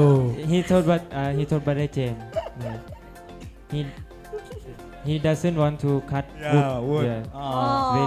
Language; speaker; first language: English; non-native, learner; Thai